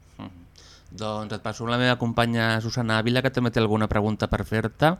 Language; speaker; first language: Catalan; native; Catalan